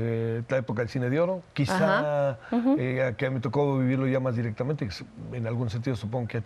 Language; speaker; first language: Spanish; native; Spanish